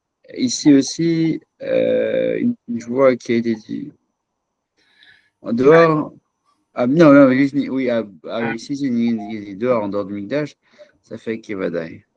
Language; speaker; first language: French; native; French